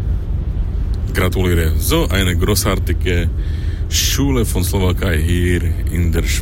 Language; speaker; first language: German; non-native, fluent; Slovak